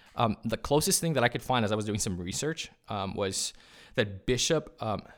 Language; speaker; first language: English; early bilingual, other home language; Spanish